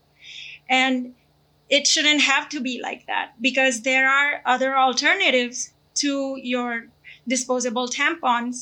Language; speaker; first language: English; non-native, local second language; Gujarati